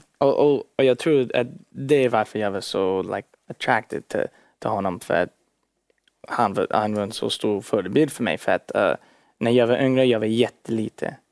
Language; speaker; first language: Swedish; early bilingual, heritage; Swedish